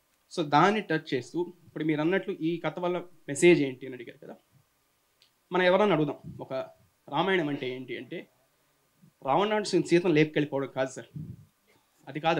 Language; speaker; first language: Telugu; native; Telugu